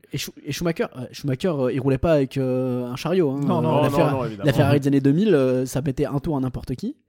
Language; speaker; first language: French; early bilingual, other home language; Portuguese